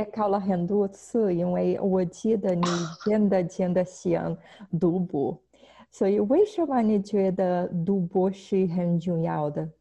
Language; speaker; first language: Chinese; non-native, fluent; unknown